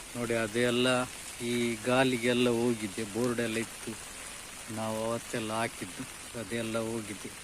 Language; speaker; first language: Kannada; native; Kannada